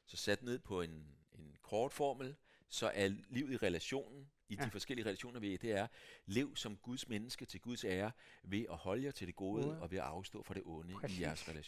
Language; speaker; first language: Danish; native; Danish